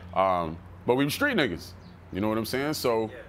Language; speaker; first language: English; native; English